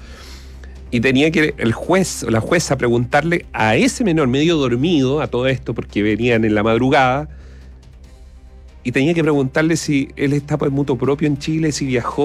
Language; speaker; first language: Spanish; native; Spanish